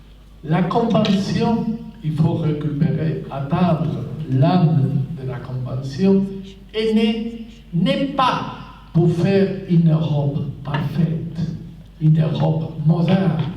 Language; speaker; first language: French; non-native, fluent; Spanish